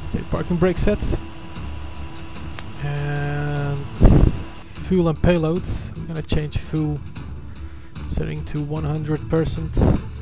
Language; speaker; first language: English; non-native, fluent; Turkish